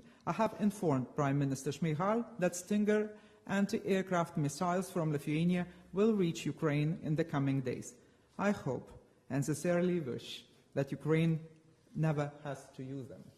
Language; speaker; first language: English; non-native, fluent; Lithuanian